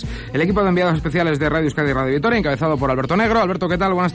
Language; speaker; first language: Spanish; native; Spanish